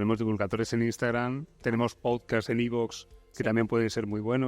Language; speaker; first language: Spanish; native; Spanish